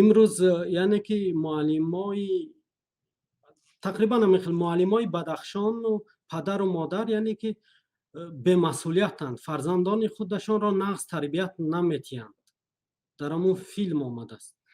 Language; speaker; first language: Persian; non-native, local second language; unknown